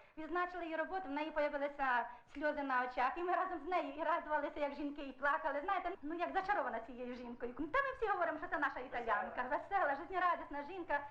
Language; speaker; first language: Ukrainian; native; Ukrainian